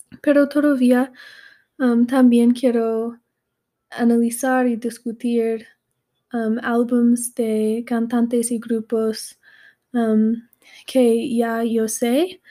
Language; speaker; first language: Spanish; non-native, learner; English